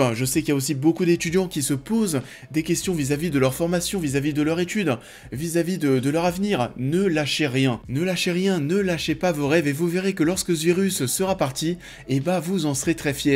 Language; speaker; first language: French; native; French